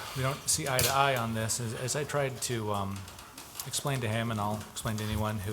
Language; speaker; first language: English; native; English